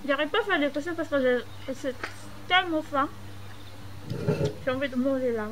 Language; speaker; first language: French; non-native, learner; Filipino